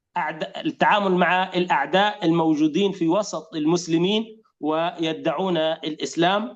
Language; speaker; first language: Arabic; native; Arabic